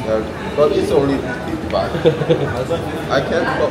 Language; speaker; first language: English; non-native, learner; Korean